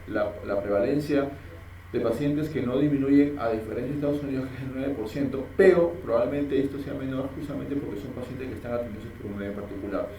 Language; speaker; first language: Spanish; native; Spanish